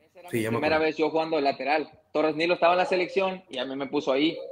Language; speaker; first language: Spanish; early bilingual, heritage; Spanish